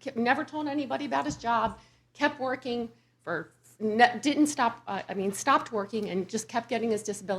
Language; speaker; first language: English; native; English